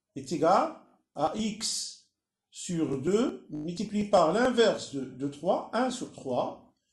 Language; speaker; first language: French; non-native, local second language; Arabic